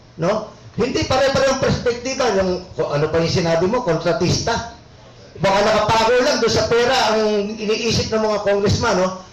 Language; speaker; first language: Filipino; native; Filipino